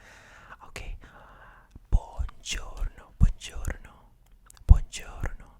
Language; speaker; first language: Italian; non-native, learner; English